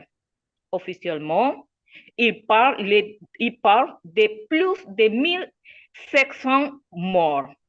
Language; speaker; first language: French; non-native, learner; Spanish